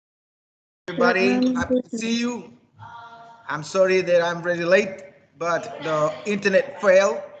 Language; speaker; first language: English; non-native, fluent; Spanish